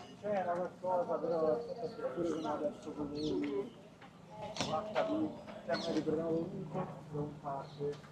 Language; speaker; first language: Italian; native; Italian